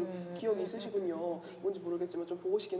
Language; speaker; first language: Korean; native; Korean